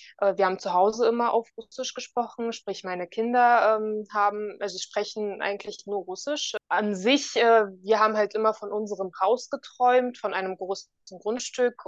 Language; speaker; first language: German; native; German